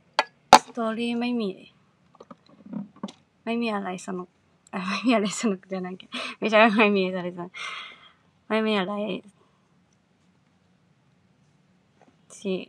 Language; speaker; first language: Thai; non-native, learner; Japanese